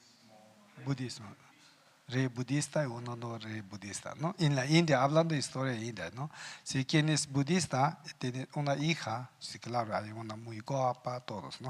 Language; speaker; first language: Spanish; non-native, learner; Tibetan